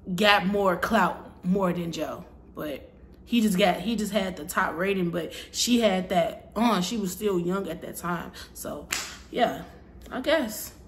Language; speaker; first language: English; native; English